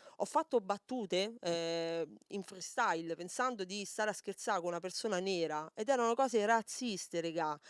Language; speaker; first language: Italian; native; Italian